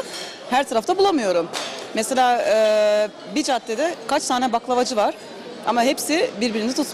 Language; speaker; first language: Turkish; early bilingual, heritage; Turkish